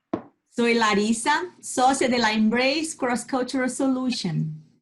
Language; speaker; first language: Spanish; non-native, learner; Portuguese